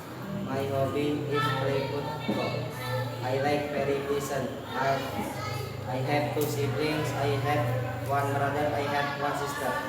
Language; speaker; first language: English; non-native, learner; Indonesian